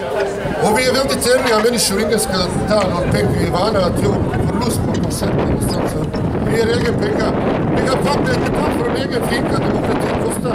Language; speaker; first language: Swedish; non-native, fluent; Bosnian